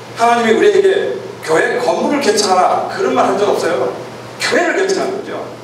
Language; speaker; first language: Korean; native; Korean